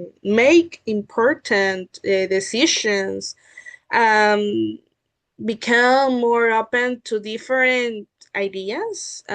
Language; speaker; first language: English; non-native, learner; Spanish